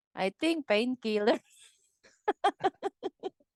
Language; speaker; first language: English; non-native, local second language; Filipino